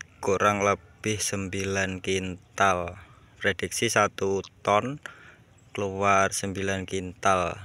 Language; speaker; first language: Indonesian; non-native, local second language; Javanese